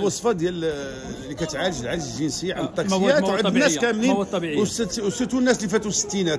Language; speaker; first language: Arabic; native; Arabic